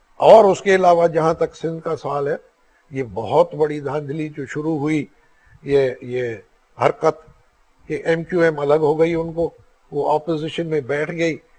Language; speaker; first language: Urdu; non-native, local second language; Sindhi